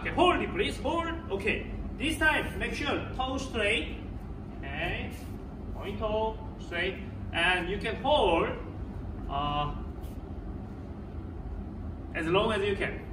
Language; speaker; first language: English; non-native, learner; Korean